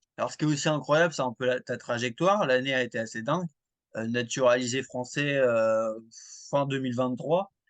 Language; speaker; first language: French; native; French